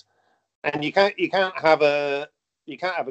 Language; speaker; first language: English; native; English